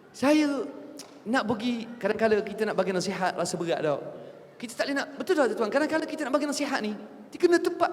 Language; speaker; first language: Malay; non-native, fluent; Arabic